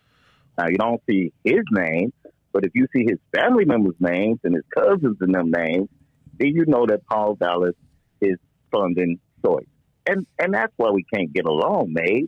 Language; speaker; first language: English; native; English